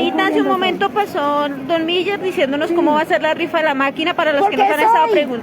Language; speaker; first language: Spanish; native; Spanish